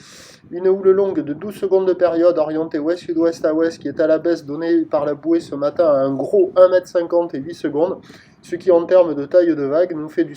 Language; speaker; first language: French; native; French